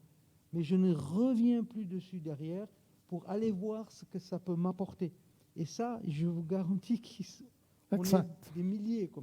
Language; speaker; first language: French; native; French